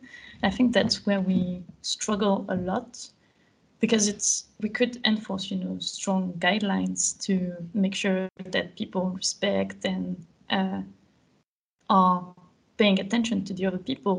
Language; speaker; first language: English; non-native, fluent; French